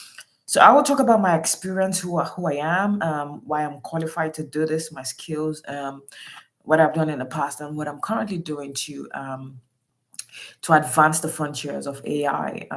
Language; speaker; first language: English; non-native, local second language; Yoruba